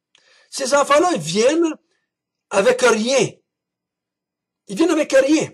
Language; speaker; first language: French; native; French